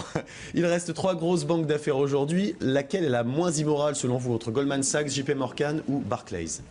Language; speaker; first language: French; native; French